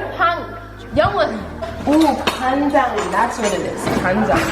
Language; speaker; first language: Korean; non-native, learner; English